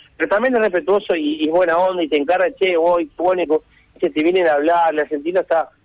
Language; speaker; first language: Spanish; native; Spanish